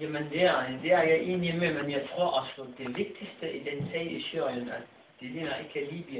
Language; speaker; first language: Danish; non-native, fluent; Arabic